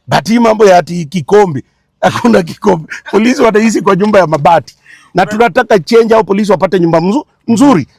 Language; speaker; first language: Swahili; non-native, local second language; Luo (Kenya and Tanzania)